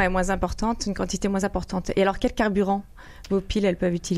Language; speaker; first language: French; native; French